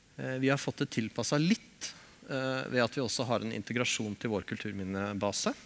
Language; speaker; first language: Norwegian; native; Norwegian